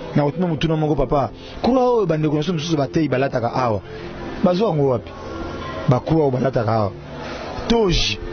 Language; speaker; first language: Lingala; native; Lingala